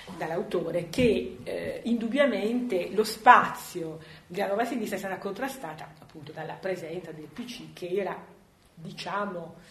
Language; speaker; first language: Italian; native; Italian